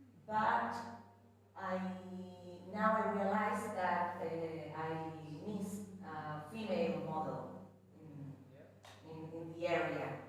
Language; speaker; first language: English; non-native, learner; Spanish